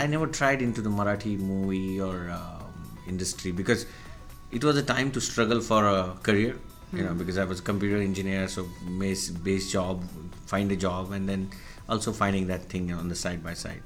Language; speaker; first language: English; non-native, local second language; Marathi